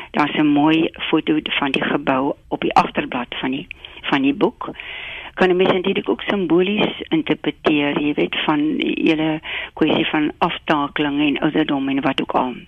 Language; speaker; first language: Afrikaans; native; Afrikaans